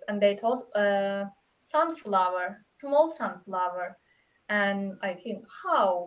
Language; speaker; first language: English; non-native, learner; Turkish